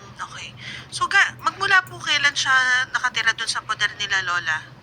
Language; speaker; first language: Filipino; native; Filipino